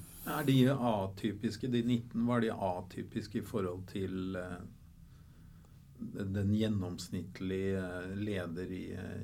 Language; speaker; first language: Norwegian; native; Norwegian